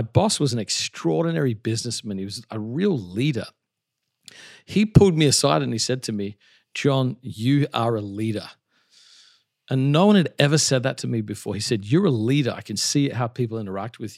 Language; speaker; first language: English; native; English